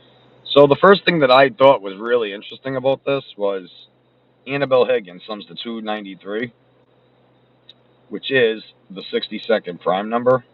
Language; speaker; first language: English; native; English